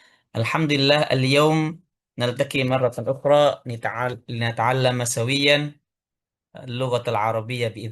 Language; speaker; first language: Arabic; non-native, learner; Indonesian